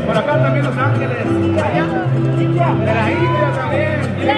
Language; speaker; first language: Spanish; native; Spanish